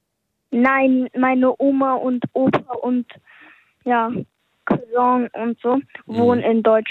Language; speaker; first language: German; early bilingual, heritage; German